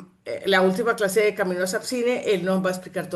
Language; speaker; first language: Spanish; native; Spanish